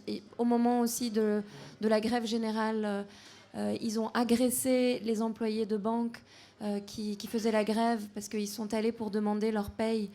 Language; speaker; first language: French; native; French